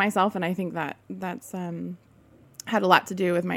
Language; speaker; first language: English; native; English